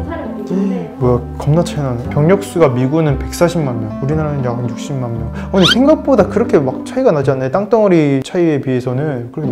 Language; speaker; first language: Korean; native; Korean